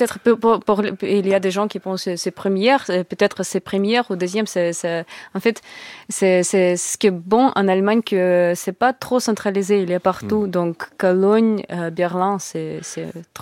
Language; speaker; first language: French; non-native, learner; Russian